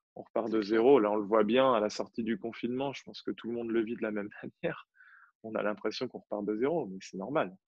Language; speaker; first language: French; native; French